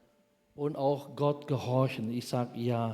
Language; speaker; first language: German; non-native, fluent; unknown